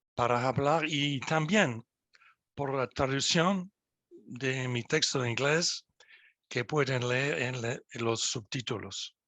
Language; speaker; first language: Spanish; non-native, learner; English